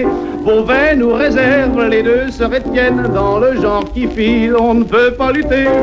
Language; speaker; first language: French; native; French